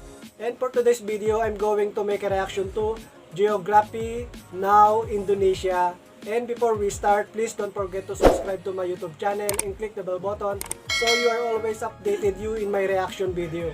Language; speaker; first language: English; non-native, local second language; Filipino